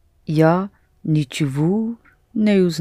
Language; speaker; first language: Russian; non-native, learner; English